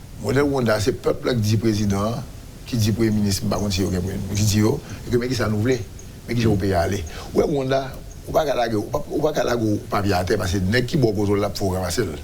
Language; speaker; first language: French; non-native, local second language; Haitian Creole